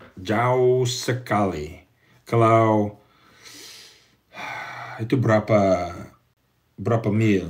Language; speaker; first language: Indonesian; non-native, fluent; English